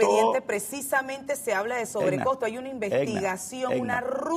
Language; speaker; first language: Spanish; native; Spanish